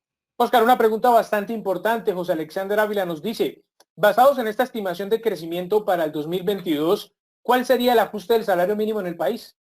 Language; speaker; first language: Spanish; native; Spanish